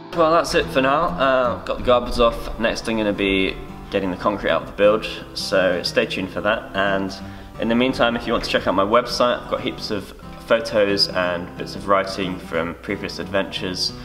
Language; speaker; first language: English; native; English